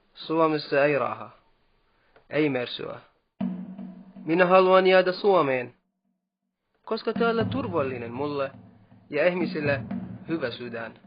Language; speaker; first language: Finnish; non-native, learner; Arabic